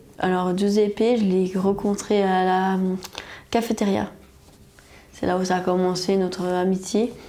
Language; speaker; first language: French; native; French